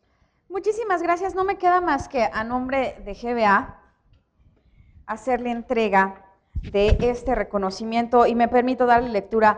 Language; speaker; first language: Spanish; native; Spanish